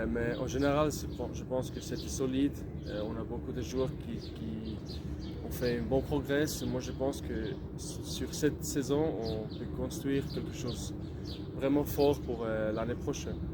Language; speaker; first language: French; non-native, local second language; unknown